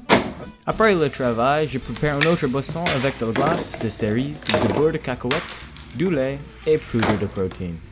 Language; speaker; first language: French; non-native, learner; English